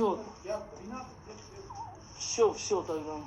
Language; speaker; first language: Russian; non-native, fluent; Armenian